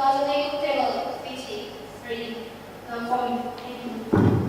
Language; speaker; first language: English; non-native, learner; Indonesian